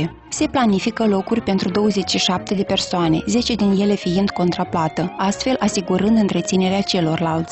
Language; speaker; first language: Romanian; native; Romanian